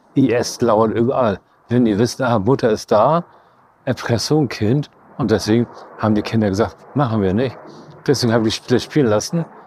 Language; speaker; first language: German; native; German